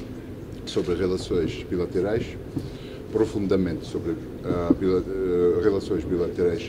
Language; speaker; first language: Portuguese; non-native, fluent; Georgian